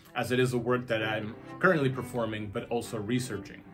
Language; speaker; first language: English; non-native, fluent; Spanish